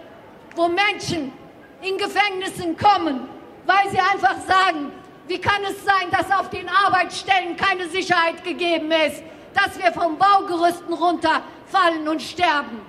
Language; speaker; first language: German; non-native, fluent; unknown